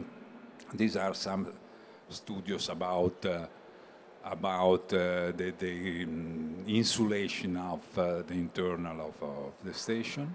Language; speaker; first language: English; non-native, learner; Italian